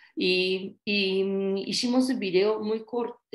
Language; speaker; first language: Spanish; non-native, fluent; Japanese